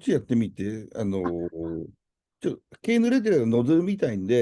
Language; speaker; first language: Japanese; native; Japanese